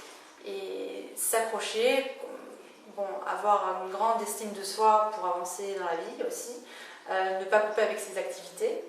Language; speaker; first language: French; native; French